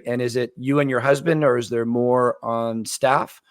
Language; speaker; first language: English; native; English